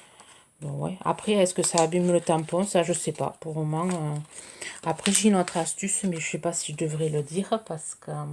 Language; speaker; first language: French; native; French